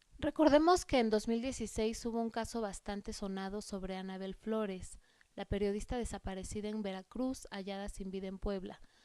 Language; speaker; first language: Spanish; native; Spanish